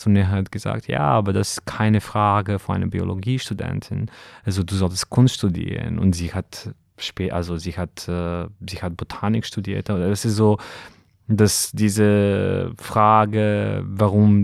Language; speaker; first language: German; non-native, fluent; Serbian